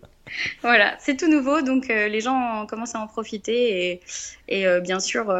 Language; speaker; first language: French; native; French